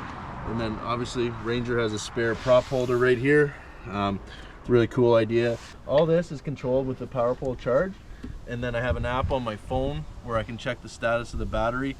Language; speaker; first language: English; native; English